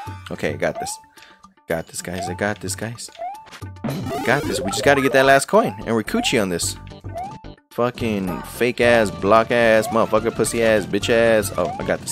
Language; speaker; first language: English; early bilingual, other home language; Spanish